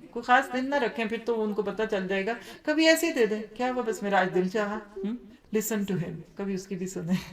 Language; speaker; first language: Urdu; native; Urdu